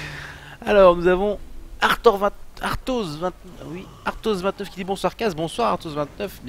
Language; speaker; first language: French; native; French